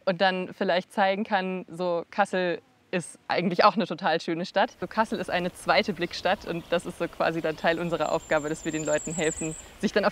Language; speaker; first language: German; native; German